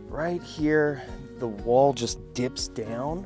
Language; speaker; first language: English; native; English